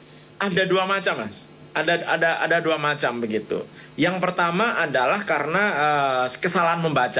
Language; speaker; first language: Indonesian; native; Indonesian